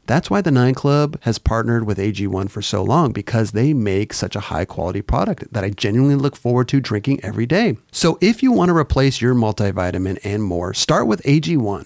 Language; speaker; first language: English; native; English